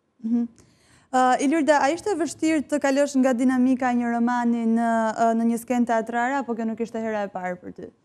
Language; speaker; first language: Albanian; native; Albanian